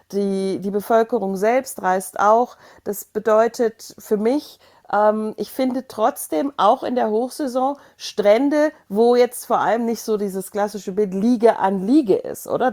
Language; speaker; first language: German; native; German